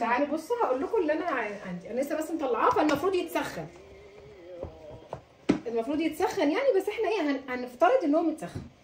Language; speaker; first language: Arabic; native; Arabic